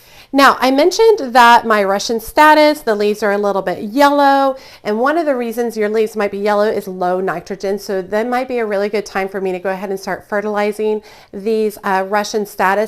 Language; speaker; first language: English; native; English